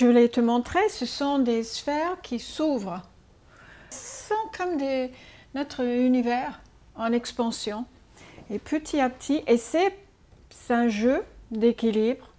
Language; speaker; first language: French; non-native, fluent; English